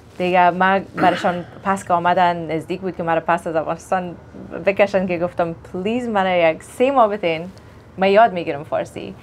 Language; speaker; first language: Persian; early bilingual, heritage; Persian